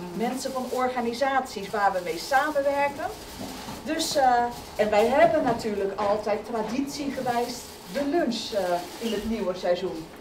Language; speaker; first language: Dutch; native; Dutch